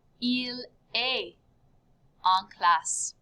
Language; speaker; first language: French; non-native, fluent; English